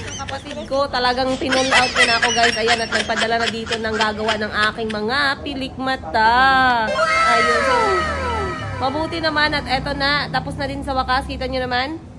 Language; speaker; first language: Filipino; non-native, local second language; Cebuano